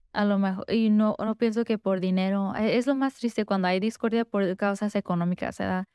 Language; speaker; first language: Spanish; early bilingual, heritage; Spanish